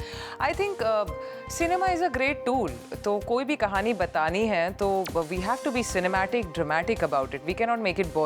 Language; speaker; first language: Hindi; native; Hindi